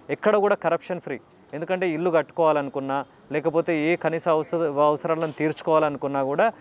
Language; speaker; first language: Telugu; native; Telugu